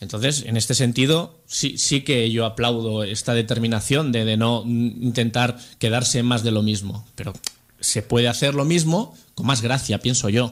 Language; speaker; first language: Spanish; native; Spanish